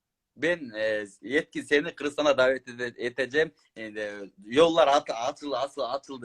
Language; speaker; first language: Turkish; non-native, learner; Kyrgyz